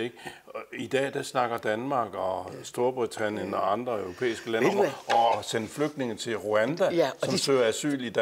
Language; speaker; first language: Danish; native; Danish